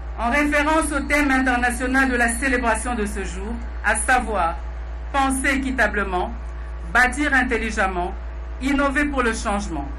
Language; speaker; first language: French; non-native, local second language; Lingala